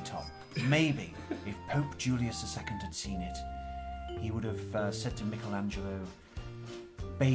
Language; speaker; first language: English; native; English